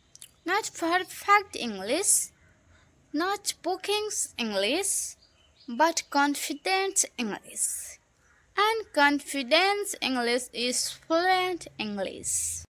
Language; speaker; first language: English; non-native, local second language; Hindi